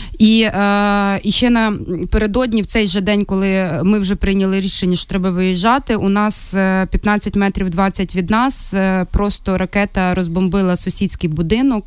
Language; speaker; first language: Ukrainian; non-native, local second language; Russian